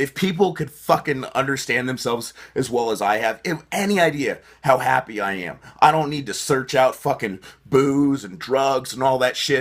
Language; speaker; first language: English; native; English